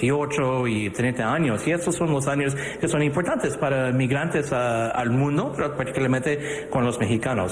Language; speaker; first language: Spanish; early bilingual, other home language; English